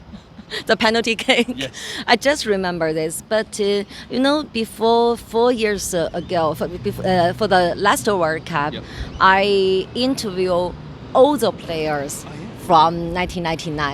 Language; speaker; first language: English; non-native, learner; Chinese